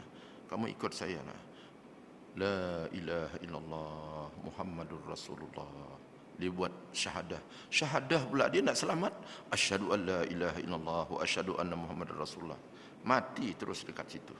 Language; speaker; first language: Malay; native; Malay